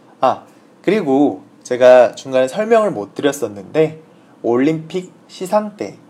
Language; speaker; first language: Korean; native; Korean